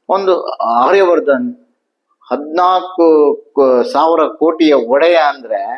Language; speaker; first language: Kannada; native; Kannada